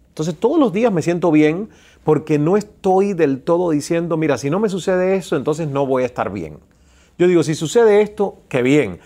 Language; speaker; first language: Spanish; native; Spanish